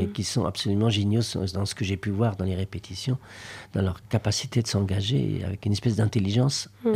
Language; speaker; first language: French; native; French